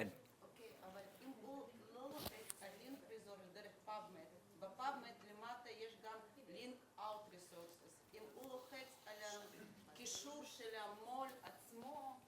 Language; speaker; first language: Hebrew; native; Hebrew